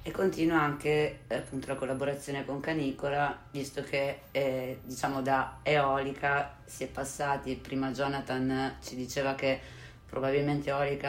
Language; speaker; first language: Italian; native; Italian